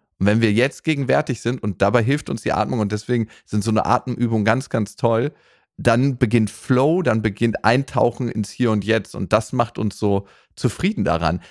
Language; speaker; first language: German; native; German